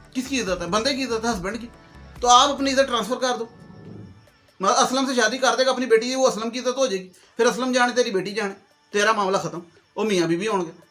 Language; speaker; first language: Urdu; non-native, local second language; Punjabi